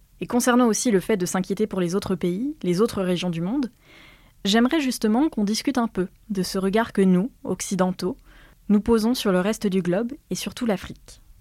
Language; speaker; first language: French; native; French